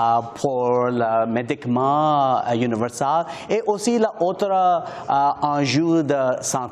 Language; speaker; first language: French; non-native, learner; English